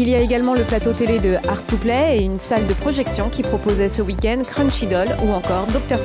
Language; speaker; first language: French; native; French